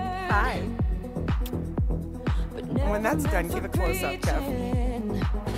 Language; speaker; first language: English; native; English